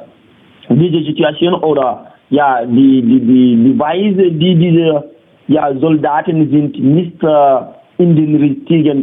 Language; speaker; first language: German; non-native, learner; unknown